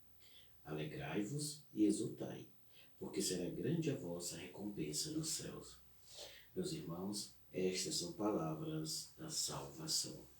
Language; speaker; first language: Portuguese; native; Portuguese